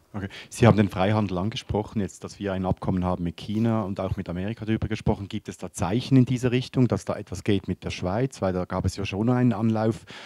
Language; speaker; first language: German; native; German